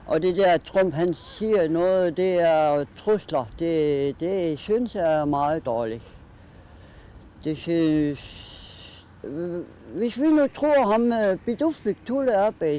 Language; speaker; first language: Danish; non-native, local second language; Kalaallisut